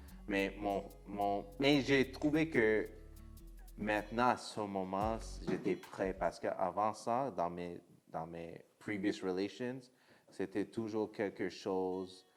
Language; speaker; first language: French; non-native, local second language; English